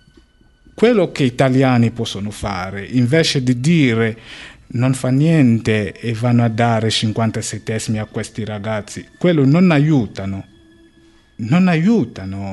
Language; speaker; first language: Italian; non-native, fluent; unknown